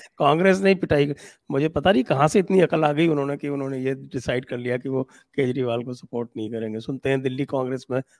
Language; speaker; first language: Hindi; native; Hindi